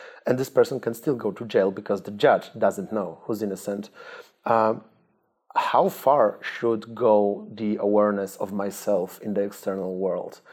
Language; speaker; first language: English; non-native, fluent; Polish